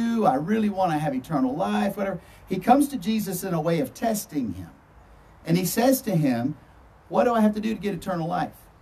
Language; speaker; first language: English; native; English